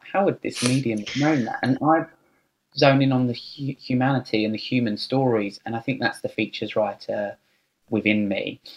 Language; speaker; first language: English; native; English